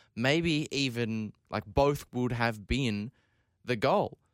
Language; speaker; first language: English; native; English